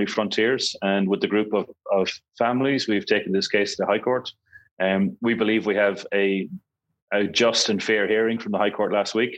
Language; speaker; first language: English; native; English